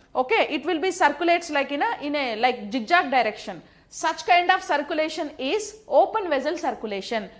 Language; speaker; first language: English; non-native, local second language; Telugu